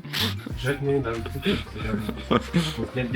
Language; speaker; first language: Russian; native; Russian